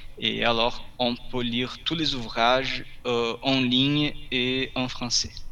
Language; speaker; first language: French; non-native, fluent; Portuguese